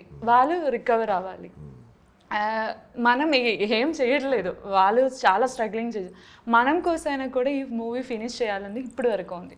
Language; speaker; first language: Telugu; non-native, learner; Malayalam